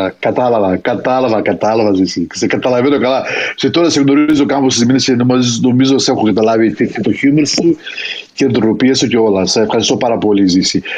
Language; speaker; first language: Greek; early bilingual, heritage; Greek